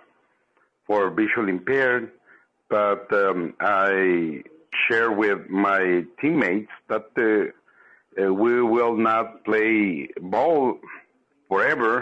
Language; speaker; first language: English; non-native, fluent; Spanish